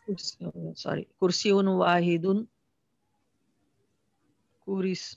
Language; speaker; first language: Arabic; non-native, learner; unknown